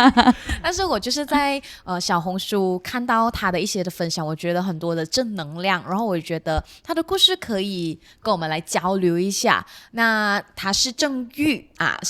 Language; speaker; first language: Chinese; non-native, local second language; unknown